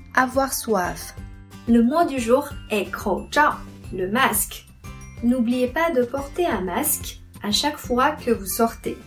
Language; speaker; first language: French; non-native, fluent; Chinese